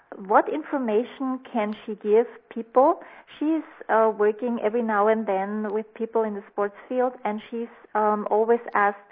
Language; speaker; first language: English; non-native, fluent; German